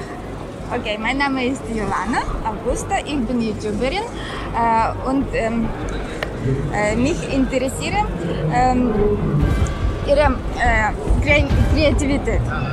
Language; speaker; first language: German; non-native, learner; Russian